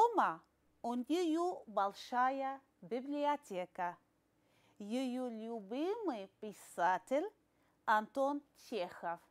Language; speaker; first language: Russian; non-native, fluent; Arabic